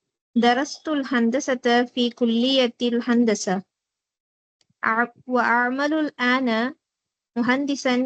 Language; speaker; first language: Arabic; non-native, learner; Tamil